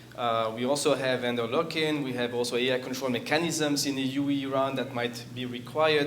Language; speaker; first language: English; non-native, fluent; French